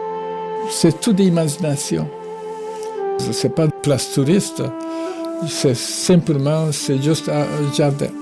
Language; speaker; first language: French; non-native, fluent; Japanese